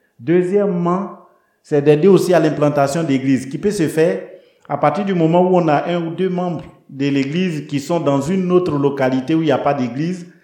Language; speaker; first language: French; non-native, local second language; Baoulé